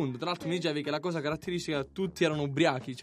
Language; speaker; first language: Italian; native; Italian